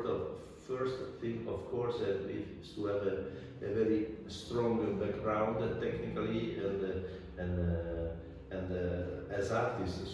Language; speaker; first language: English; non-native, fluent; Italian